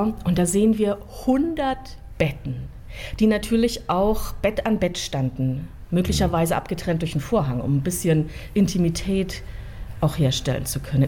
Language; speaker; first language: German; native; German